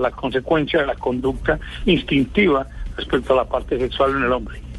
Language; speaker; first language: Spanish; native; Spanish